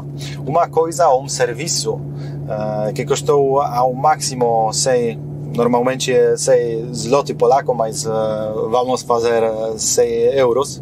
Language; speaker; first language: Portuguese; non-native, fluent; Polish